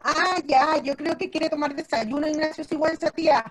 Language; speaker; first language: Spanish; native; Spanish